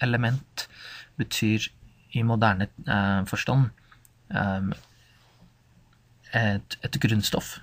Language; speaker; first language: Norwegian; non-native, fluent; English